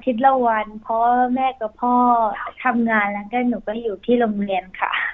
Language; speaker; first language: Thai; early bilingual, heritage; Thai